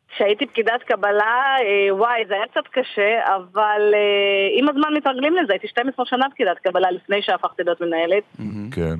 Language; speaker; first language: Hebrew; non-native, fluent; Russian